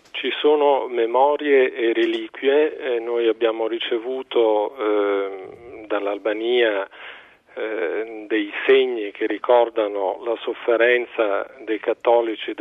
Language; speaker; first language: Italian; native; Italian